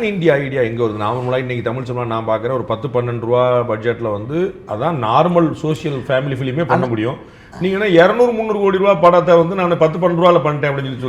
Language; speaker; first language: Tamil; native; Tamil